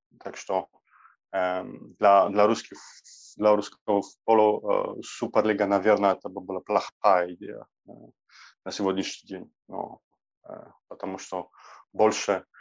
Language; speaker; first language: Russian; non-native, learner; Polish